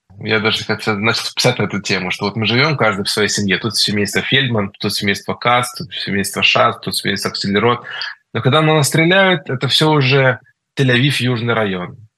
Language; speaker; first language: Russian; early bilingual, heritage; Russian